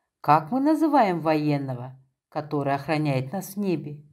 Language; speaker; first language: Russian; non-native, local second language; Kazakh